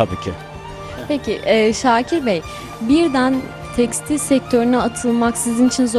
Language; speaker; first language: Turkish; native; Turkish